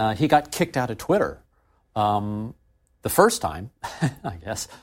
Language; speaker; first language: English; native; English